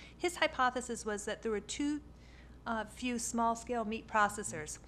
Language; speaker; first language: English; native; English